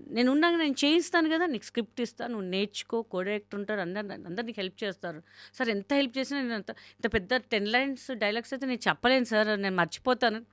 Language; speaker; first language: Telugu; non-native, local second language; Hindi